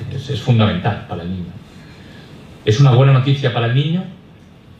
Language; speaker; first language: Spanish; native; Spanish